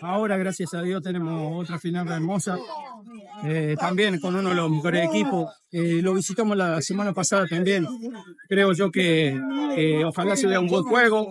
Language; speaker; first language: Spanish; native; Spanish